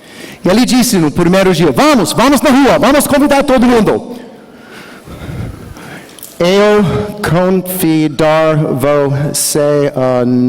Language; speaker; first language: Portuguese; non-native, learner; English